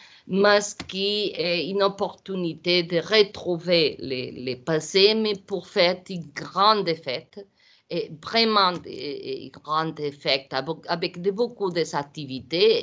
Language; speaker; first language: French; non-native, learner; Portuguese